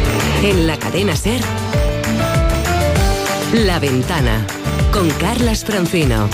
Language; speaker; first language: Spanish; native; Spanish